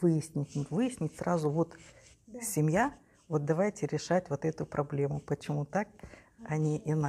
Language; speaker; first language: Russian; native; Russian